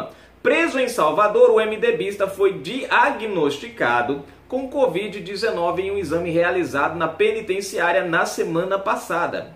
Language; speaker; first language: Portuguese; native; Portuguese